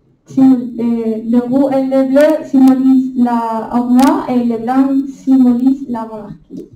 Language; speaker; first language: French; non-native, learner; Spanish